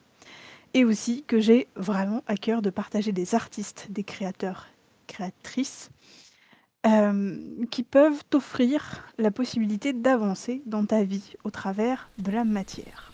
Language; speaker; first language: French; native; French